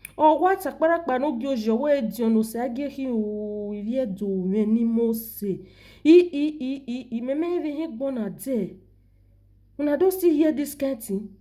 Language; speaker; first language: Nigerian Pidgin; non-native, local second language; Yoruba